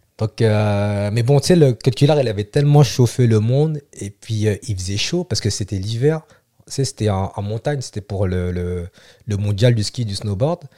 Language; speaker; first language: French; early bilingual, other home language; Vietnamese